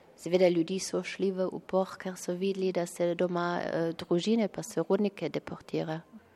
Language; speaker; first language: Slovenian; early bilingual, heritage; Slovenian